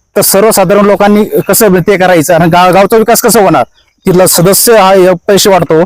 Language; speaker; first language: Marathi; native; Marathi